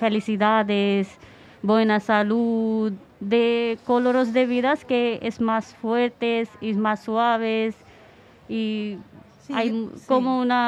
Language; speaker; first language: Spanish; non-native, learner; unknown